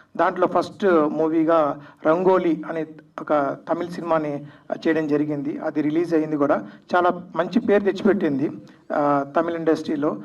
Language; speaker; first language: Telugu; native; Telugu